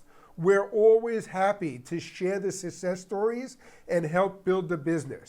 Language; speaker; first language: English; native; English